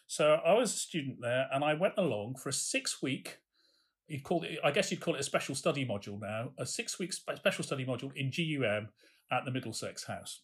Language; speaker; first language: English; native; English